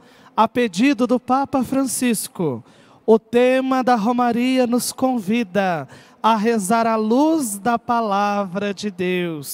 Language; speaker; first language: Portuguese; native; Portuguese